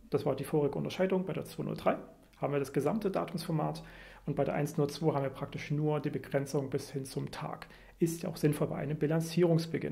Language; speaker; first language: German; native; German